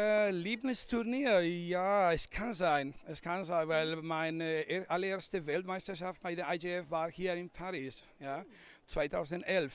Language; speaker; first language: German; non-native, fluent; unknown